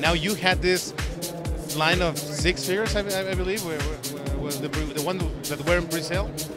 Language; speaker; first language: English; non-native, fluent; Spanish